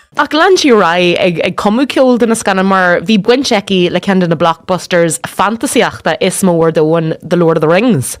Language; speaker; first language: Irish; native; Irish